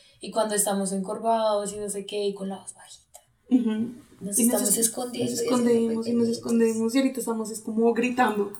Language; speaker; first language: Spanish; native; Spanish